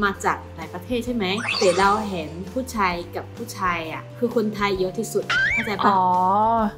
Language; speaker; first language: Thai; non-native, fluent; Chinese